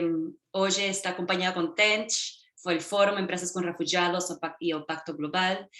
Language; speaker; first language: Portuguese; non-native, fluent; Spanish